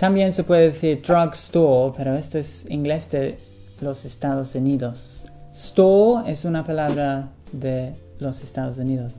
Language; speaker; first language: Spanish; non-native, fluent; English